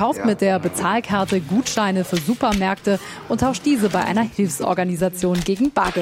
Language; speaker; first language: German; native; German